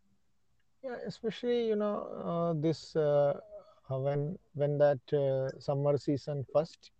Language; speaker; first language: English; non-native, learner; Malayalam